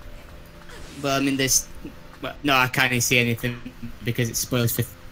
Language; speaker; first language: English; native; English